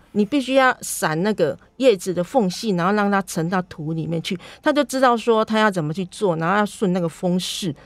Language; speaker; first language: Chinese; native; Chinese